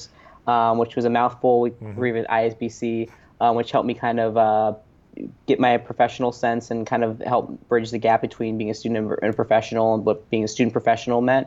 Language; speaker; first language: English; native; English